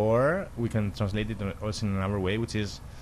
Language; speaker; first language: English; non-native, learner; Italian